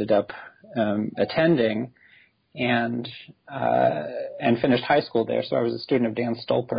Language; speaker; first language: English; native; English